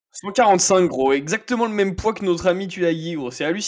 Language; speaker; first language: French; native; French